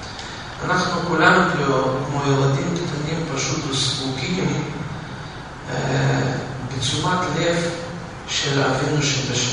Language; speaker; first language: Hebrew; non-native, fluent; Russian